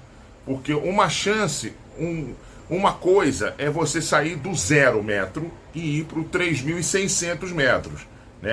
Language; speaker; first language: Portuguese; native; Portuguese